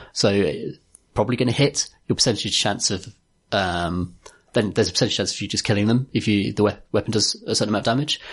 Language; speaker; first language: English; native; English